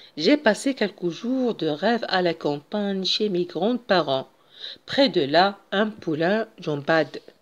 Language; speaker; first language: French; non-native, local second language; Arabic